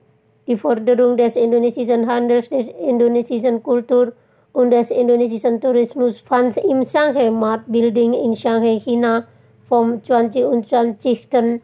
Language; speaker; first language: German; non-native, fluent; Indonesian